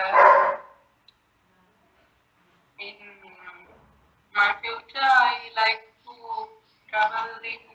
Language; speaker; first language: English; non-native, learner; Sinhala